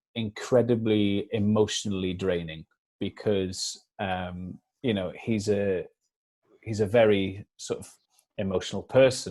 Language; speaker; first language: English; native; English